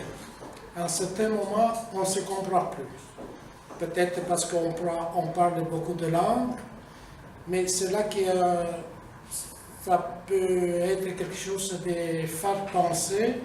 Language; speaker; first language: French; non-native, fluent; Italian